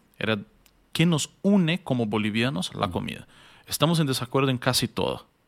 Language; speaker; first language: Spanish; native; Spanish